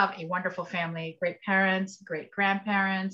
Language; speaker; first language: English; early bilingual, other home language; Arabic